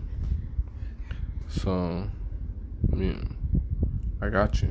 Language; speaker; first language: English; native; English